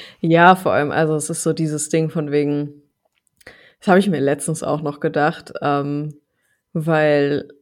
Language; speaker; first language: German; native; German